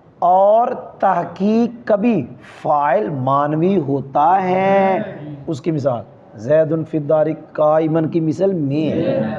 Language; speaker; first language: Urdu; non-native, local second language; Punjabi